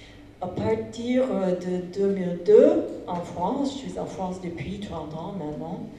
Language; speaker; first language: French; non-native, fluent; English